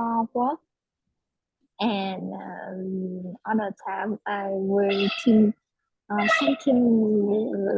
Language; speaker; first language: English; non-native, learner; Vietnamese